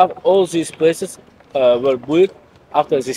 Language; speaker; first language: English; non-native, learner; Azerbaijani